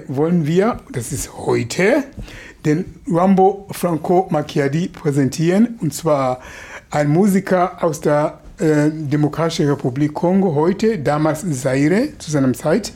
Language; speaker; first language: German; non-native, fluent; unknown